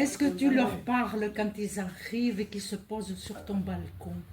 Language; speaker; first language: French; native; French